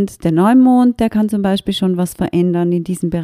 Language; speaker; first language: German; native; German